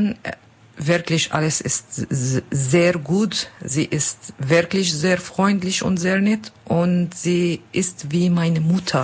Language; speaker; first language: German; non-native, learner; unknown